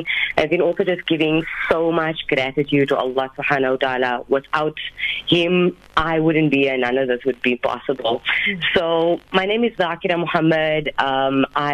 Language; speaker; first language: English; native; English